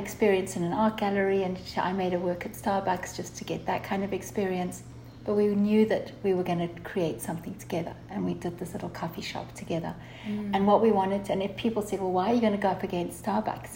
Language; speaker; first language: English; native; English